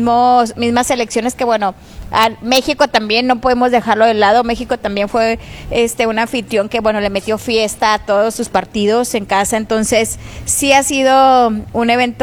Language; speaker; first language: Spanish; native; Spanish